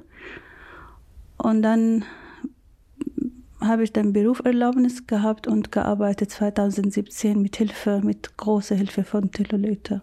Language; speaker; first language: German; non-native, learner; Arabic